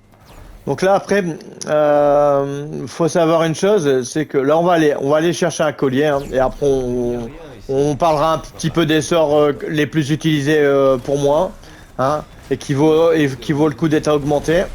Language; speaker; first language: French; native; French